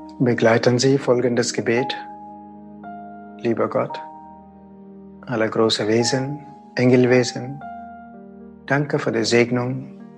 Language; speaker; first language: German; non-native, fluent; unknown